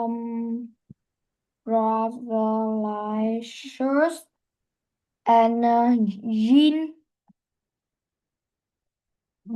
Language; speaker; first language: English; non-native, learner; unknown